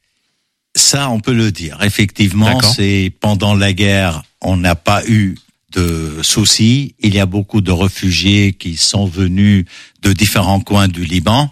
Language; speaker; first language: French; non-native, local second language; Arabic